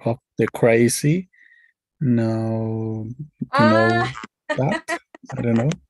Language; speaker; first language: English; non-native, learner; Spanish